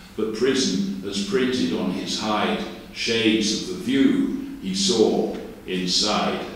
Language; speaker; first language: English; native; English